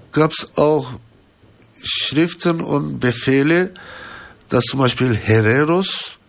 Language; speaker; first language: German; non-native, fluent; Turkish